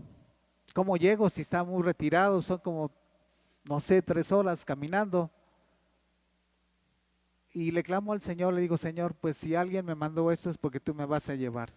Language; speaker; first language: Spanish; native; Spanish